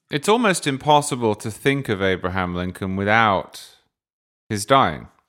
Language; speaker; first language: English; native; English